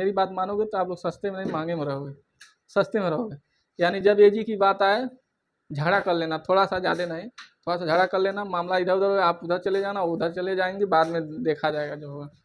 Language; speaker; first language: Hindi; native; Hindi